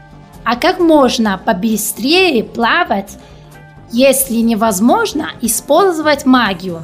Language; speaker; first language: Russian; non-native, learner; Italian